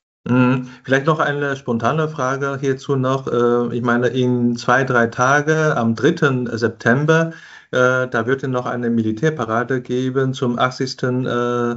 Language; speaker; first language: German; non-native, fluent; Chinese